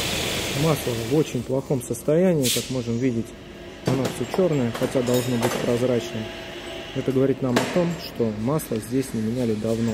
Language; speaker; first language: Russian; native; Russian